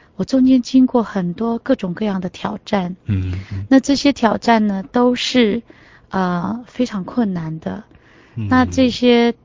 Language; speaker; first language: Chinese; native; Chinese